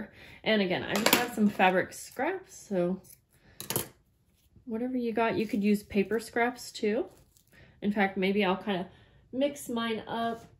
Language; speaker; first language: English; native; English